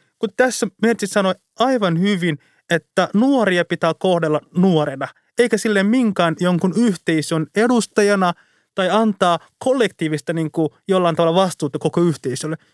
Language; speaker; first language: Finnish; early bilingual, other home language; Somali